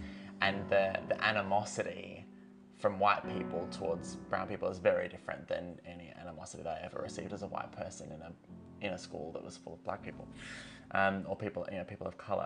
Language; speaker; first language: English; native; English